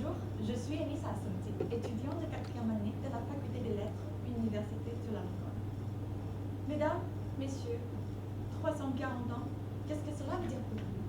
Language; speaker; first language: French; non-native, fluent; Thai